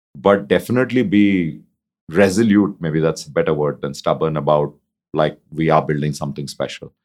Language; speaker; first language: English; non-native, local second language; Hindi